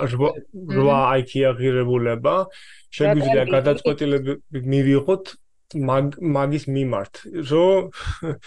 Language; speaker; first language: Georgian; early bilingual, heritage; Swedish